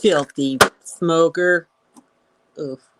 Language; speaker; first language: English; native; English